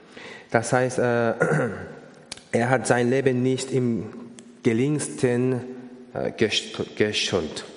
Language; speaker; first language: German; non-native, learner; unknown